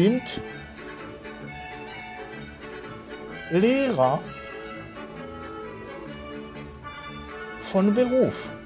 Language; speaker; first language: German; non-native, fluent; Rundi